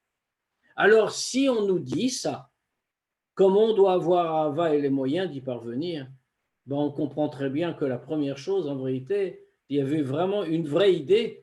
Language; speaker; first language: French; native; French